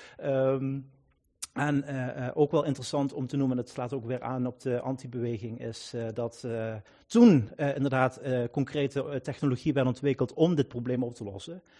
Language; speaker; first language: Dutch; native; Dutch